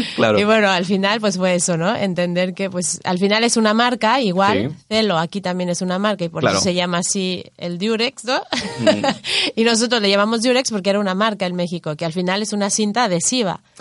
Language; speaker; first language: Spanish; native; Spanish